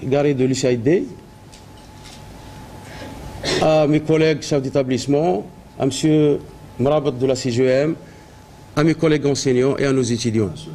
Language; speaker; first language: French; non-native, local second language; Arabic